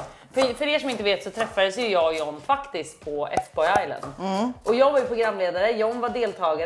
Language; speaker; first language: Swedish; native; Swedish